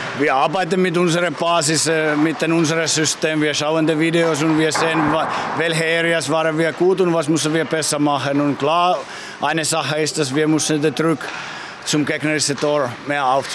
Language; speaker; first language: German; non-native, fluent; Finnish